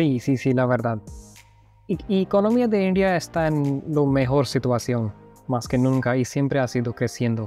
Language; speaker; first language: Spanish; non-native, fluent; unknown